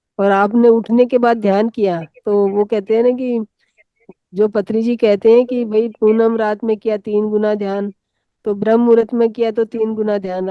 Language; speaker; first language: Hindi; native; Hindi